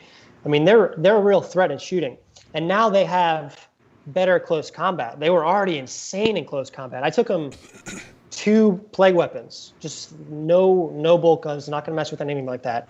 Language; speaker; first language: English; native; English